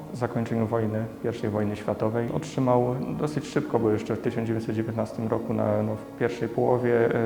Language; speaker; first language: Polish; native; Polish